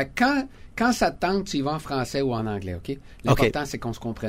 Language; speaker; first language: French; native; French